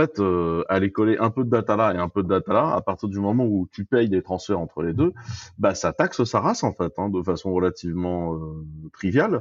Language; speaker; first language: French; native; French